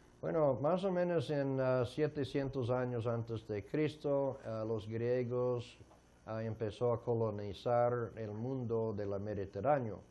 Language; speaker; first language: Spanish; non-native, fluent; English